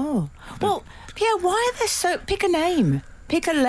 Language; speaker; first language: English; native; English